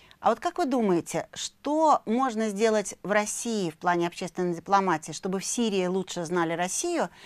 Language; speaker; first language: Russian; native; Russian